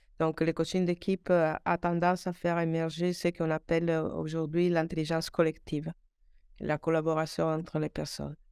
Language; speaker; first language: French; non-native, fluent; Italian